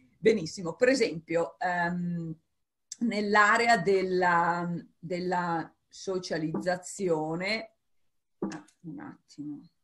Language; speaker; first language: Italian; early bilingual, heritage; English